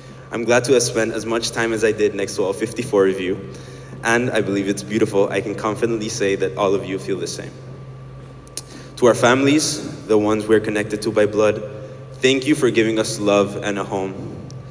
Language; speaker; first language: English; early bilingual, other home language; Spanish